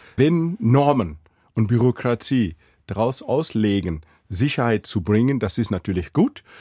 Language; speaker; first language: German; non-native, fluent; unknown